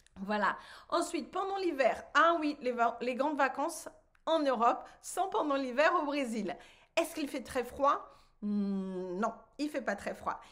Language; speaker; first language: French; non-native, fluent; Portuguese